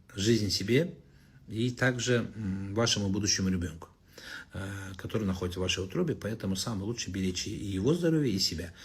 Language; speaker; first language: Russian; non-native, local second language; Kazakh